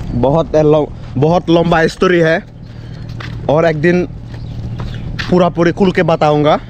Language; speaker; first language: Hindi; non-native, learner; Chakma